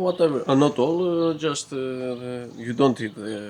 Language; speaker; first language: English; non-native, learner; Greek